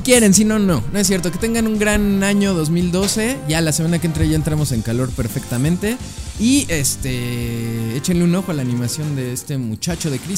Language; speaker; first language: Spanish; native; Spanish